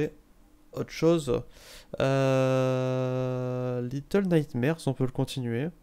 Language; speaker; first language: French; native; French